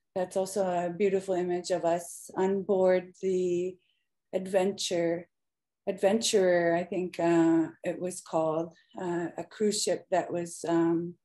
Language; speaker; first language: English; native; English